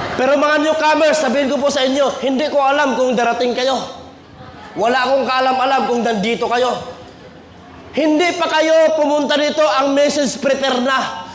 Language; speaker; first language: Filipino; non-native, local second language; Cebuano